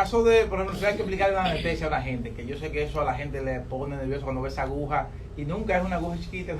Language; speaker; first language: Spanish; native; Spanish